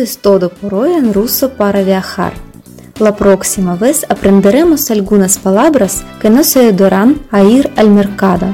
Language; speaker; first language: Spanish; non-native, fluent; Russian